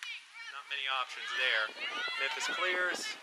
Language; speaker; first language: English; native; English